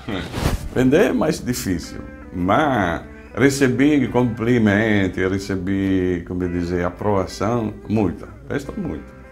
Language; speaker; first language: Portuguese; non-native, fluent; Italian